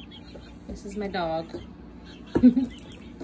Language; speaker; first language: English; native; English